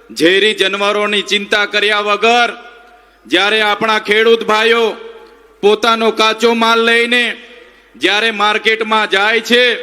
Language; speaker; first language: Gujarati; non-native, local second language; Vasavi